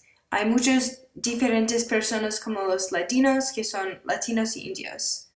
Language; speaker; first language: Spanish; non-native, learner; English